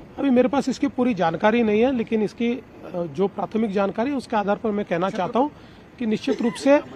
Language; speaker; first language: Hindi; non-native, local second language; Marathi